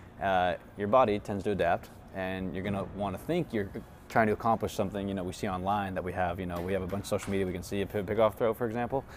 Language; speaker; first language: English; native; English